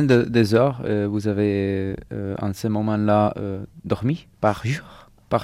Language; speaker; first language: French; non-native, fluent; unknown